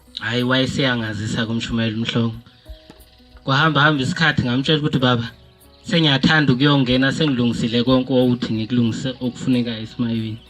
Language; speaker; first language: Zulu; native; Zulu